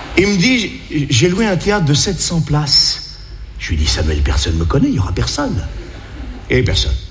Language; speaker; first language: French; native; French